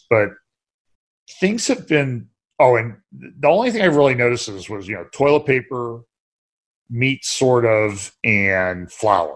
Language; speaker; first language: English; native; English